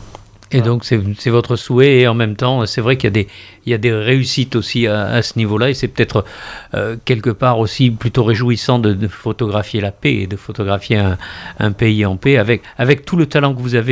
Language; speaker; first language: French; native; French